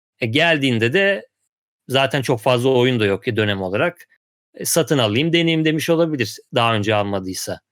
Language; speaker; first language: Turkish; native; Turkish